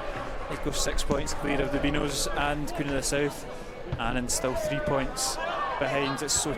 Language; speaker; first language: English; native; English